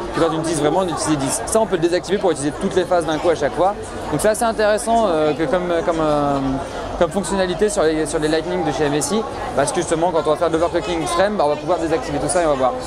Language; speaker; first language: French; native; French